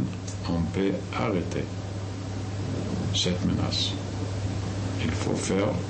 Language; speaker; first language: French; non-native, fluent; Yiddish